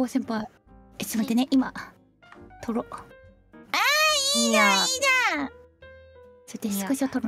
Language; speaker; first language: Japanese; native; Japanese